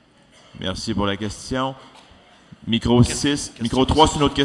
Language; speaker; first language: French; native; French